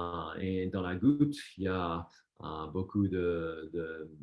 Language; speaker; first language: French; non-native, fluent; English